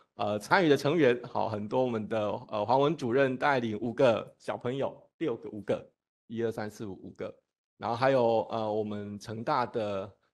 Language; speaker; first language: Chinese; native; Chinese